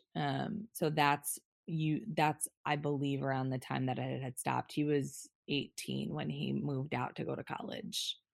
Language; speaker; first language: English; native; English